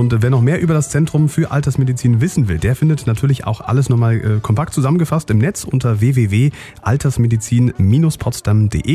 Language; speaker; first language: German; native; German